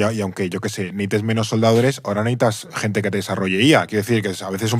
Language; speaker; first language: Spanish; native; Spanish